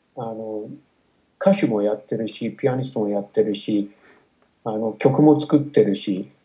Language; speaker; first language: Japanese; non-native, fluent; English